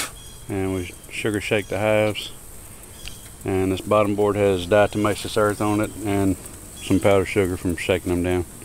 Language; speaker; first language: English; native; English